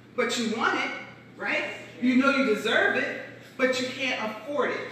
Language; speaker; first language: English; native; English